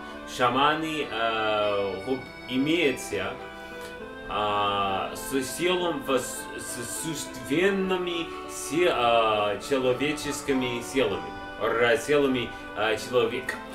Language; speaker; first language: Russian; non-native, learner; English